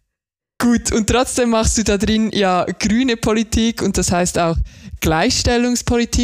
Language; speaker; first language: German; native; German